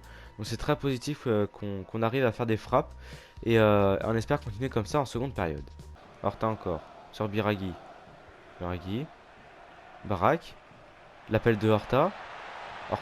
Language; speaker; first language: French; native; French